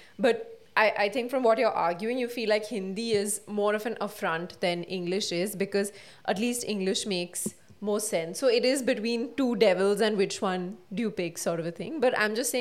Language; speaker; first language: English; non-native, local second language; Hindi